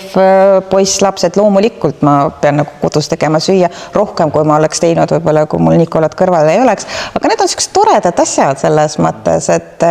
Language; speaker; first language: Estonian; native; Estonian